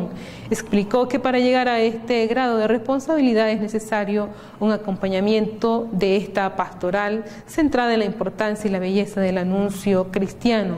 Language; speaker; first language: Spanish; native; Spanish